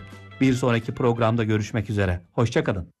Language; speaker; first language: Turkish; native; Turkish